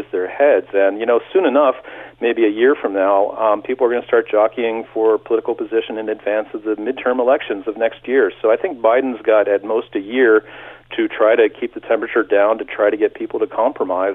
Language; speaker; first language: English; native; English